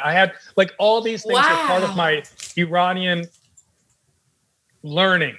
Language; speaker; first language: English; native; English